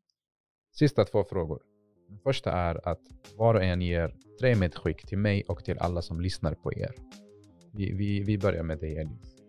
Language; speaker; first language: Swedish; non-native, fluent; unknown